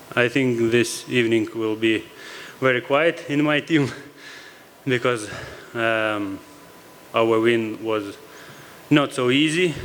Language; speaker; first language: English; non-native, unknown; Russian